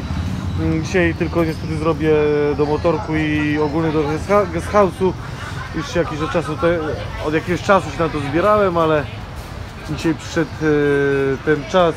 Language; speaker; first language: Polish; native; Polish